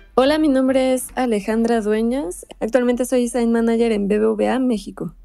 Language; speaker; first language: Spanish; native; Spanish